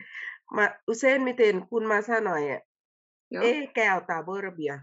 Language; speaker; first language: Finnish; non-native, learner; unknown